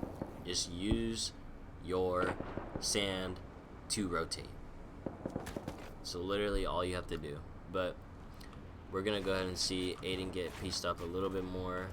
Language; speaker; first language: English; native; English